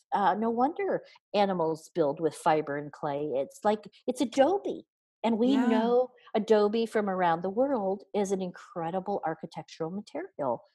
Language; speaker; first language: English; native; English